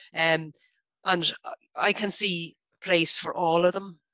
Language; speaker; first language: English; native; English